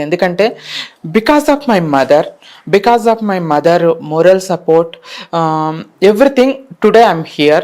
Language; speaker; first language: Telugu; native; Telugu